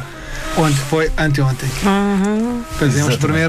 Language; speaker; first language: Portuguese; non-native, learner; Arabic